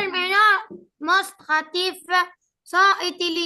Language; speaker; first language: French; non-native, learner; Arabic